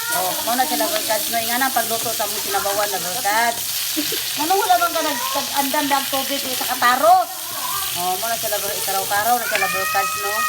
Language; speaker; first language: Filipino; non-native, local second language; Cebuano